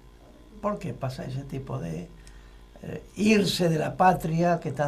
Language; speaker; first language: Spanish; native; Spanish